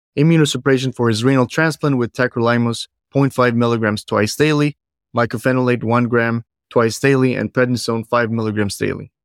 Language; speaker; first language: English; non-native, fluent; Spanish